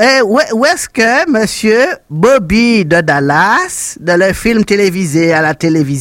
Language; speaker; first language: French; non-native, local second language; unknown